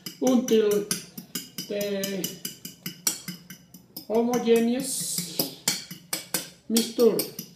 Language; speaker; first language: English; non-native, learner; Spanish